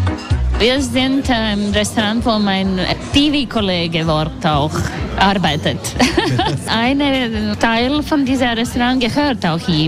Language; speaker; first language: German; non-native, learner; Latvian